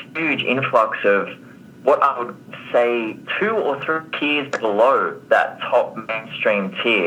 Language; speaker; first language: English; native; English